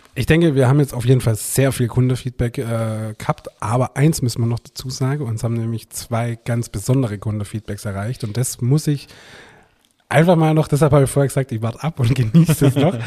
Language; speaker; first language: German; native; German